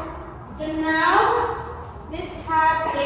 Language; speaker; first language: English; non-native, local second language; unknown